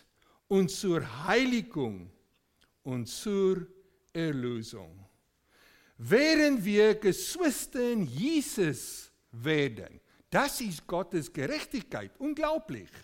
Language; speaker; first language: German; non-native, fluent; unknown